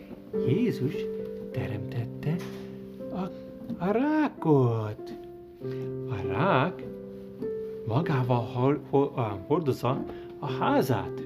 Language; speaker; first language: Hungarian; early bilingual, heritage; Hungarian